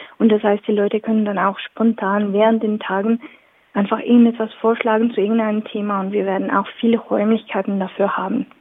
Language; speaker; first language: German; non-native, local second language; French